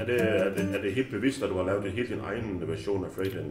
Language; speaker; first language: Danish; native; Danish